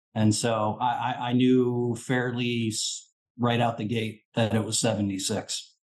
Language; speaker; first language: English; native; English